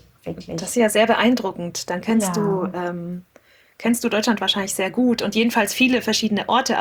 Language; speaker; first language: German; native; German